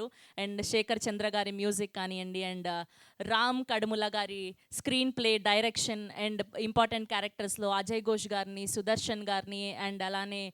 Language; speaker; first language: Telugu; native; Telugu